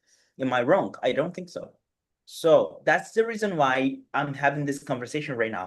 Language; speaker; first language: English; non-native, fluent; Portuguese